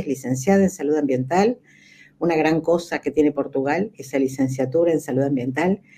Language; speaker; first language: Spanish; native; Spanish